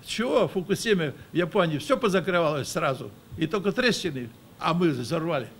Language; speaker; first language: Russian; non-native, local second language; Ukrainian